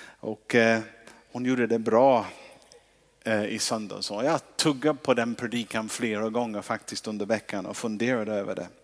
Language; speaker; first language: Swedish; non-native, fluent; English